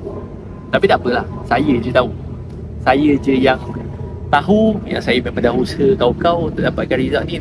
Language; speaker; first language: Malay; native; Malay